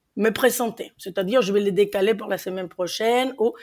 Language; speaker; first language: French; non-native, fluent; Spanish